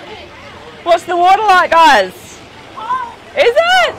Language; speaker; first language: English; native; English